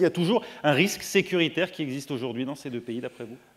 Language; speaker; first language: French; native; French